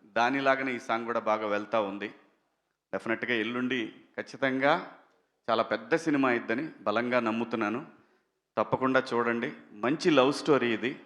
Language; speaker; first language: Telugu; native; Telugu